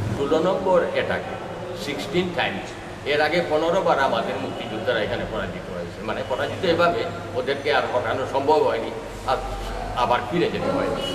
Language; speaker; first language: Bangla; native; Bangla